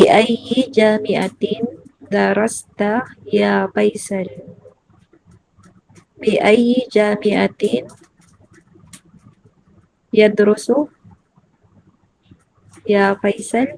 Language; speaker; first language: Arabic; non-native, learner; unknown